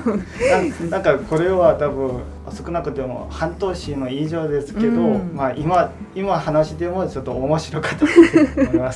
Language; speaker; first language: Japanese; non-native, fluent; Chinese